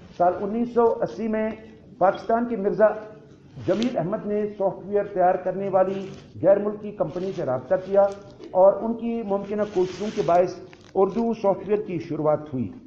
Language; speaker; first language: Urdu; non-native, local second language; Kashmiri